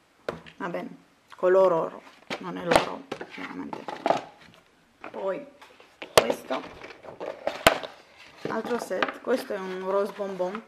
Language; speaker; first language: Italian; non-native, fluent; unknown